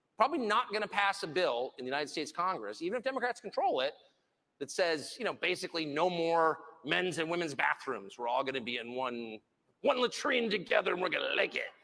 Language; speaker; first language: English; native; English